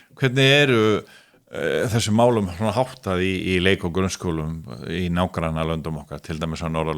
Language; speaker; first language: Icelandic; native; Icelandic